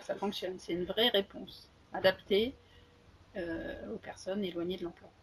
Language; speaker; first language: French; native; French